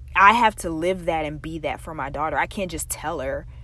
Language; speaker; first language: English; native; English